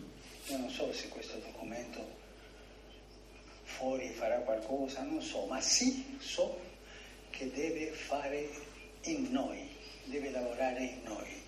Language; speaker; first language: Italian; non-native, fluent; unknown